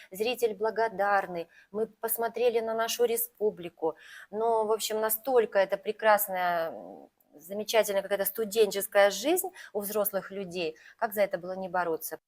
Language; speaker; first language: Russian; native; Russian